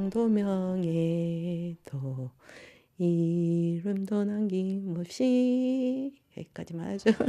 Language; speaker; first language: Korean; native; Korean